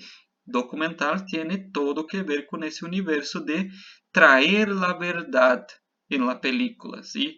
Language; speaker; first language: Spanish; non-native, fluent; Portuguese